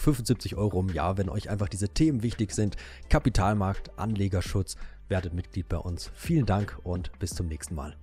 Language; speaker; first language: German; native; German